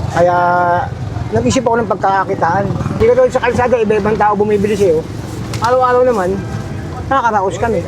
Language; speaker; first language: Filipino; native; Filipino